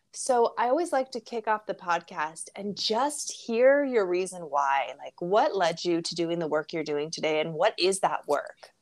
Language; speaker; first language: English; native; English